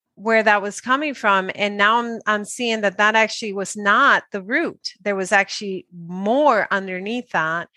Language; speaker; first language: English; non-native, fluent; Spanish